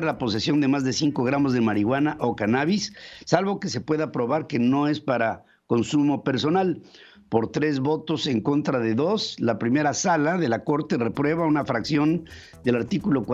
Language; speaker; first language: Spanish; native; Spanish